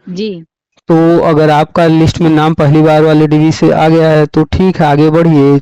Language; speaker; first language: Hindi; native; Hindi